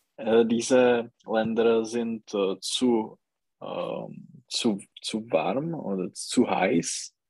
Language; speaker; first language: German; non-native, learner; Czech